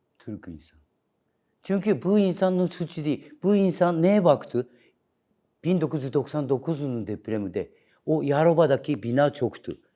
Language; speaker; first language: Turkish; non-native, learner; Japanese